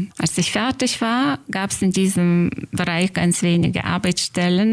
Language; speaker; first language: German; non-native, fluent; Lithuanian